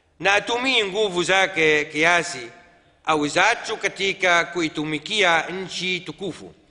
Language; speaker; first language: Swahili; non-native, fluent; Arabic